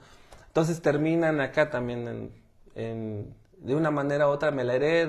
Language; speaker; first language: Spanish; native; Spanish